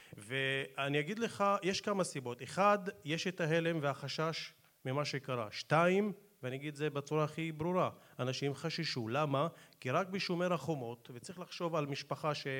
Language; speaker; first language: Hebrew; non-native, local second language; Arabic